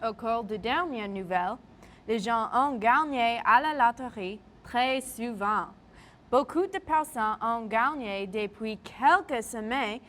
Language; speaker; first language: French; non-native, local second language; English